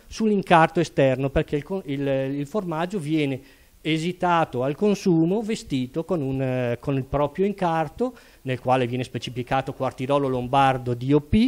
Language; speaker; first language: Italian; native; Italian